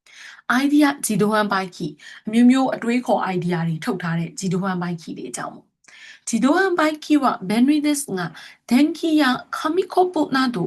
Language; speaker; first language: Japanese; non-native, fluent; Burmese